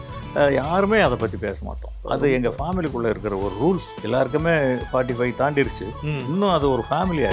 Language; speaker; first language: Tamil; native; Tamil